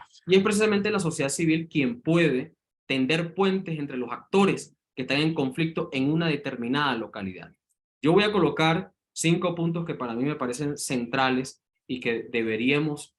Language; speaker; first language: Spanish; native; Spanish